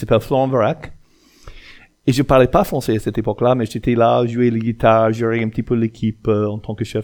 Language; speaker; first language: French; non-native, fluent; English